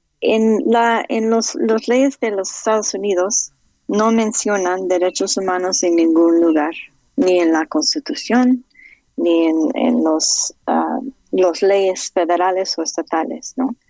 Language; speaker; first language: Spanish; non-native, fluent; English